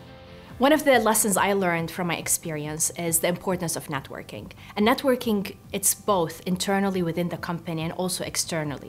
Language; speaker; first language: English; non-native, fluent; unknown